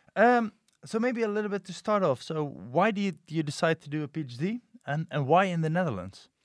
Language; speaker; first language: English; non-native, fluent; Dutch